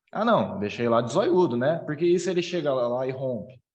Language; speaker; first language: Portuguese; native; Portuguese